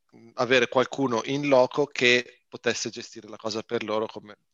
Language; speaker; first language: Italian; native; Italian